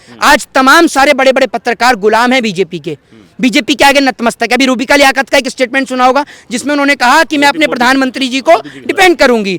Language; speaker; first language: Hindi; native; Hindi